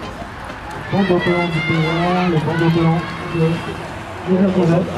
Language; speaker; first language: French; native; French